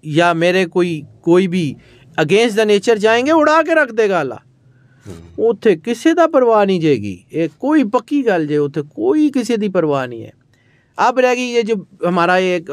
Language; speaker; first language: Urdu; non-native, local second language; Punjabi